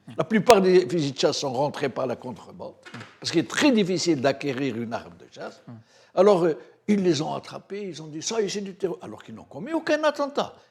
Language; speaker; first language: French; non-native, local second language; Arabic